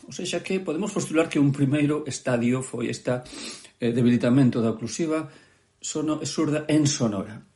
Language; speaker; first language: Galician; native; Galician